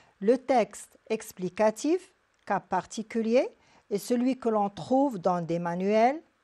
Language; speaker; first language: French; non-native, local second language; Arabic